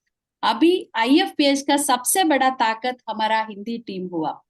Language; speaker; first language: Hindi; non-native, local second language; Malayalam